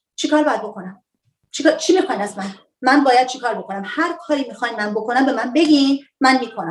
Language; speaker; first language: Persian; early bilingual, heritage; Persian